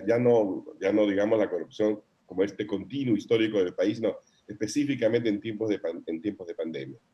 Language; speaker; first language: Spanish; native; Spanish